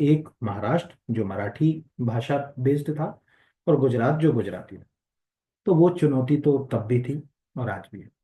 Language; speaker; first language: Hindi; native; Hindi